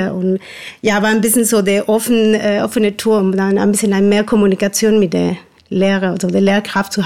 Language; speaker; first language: German; non-native, fluent; Spanish